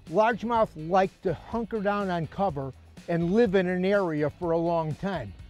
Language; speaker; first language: English; native; English